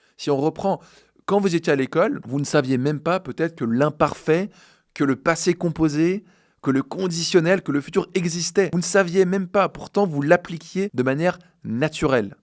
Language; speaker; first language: French; native; French